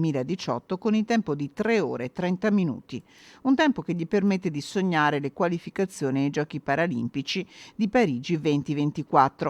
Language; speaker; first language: Italian; native; Italian